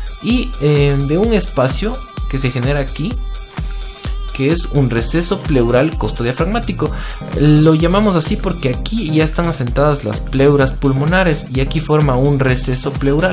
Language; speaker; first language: Spanish; native; Spanish